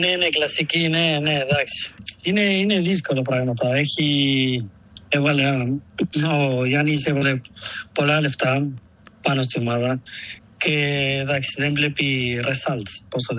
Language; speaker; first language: Greek; non-native, learner; Spanish